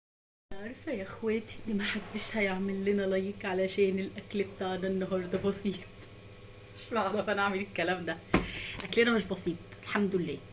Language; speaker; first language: Arabic; native; Arabic